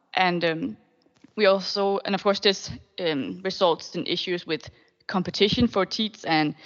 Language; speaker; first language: English; non-native, fluent; Danish